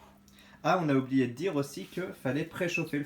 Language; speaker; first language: French; native; French